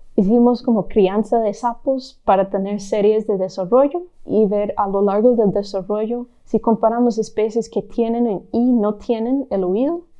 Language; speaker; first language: Spanish; non-native, fluent; English